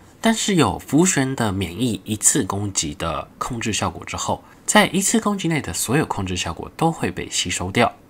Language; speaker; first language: Chinese; native; Chinese